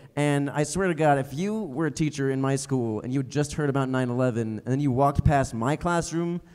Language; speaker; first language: English; native; English